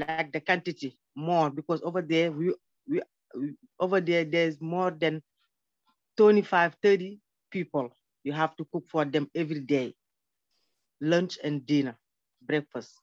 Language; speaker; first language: English; non-native, learner; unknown